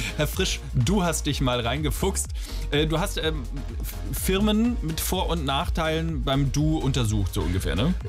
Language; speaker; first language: German; native; German